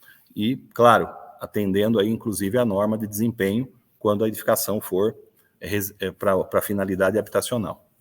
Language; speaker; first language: Portuguese; native; Portuguese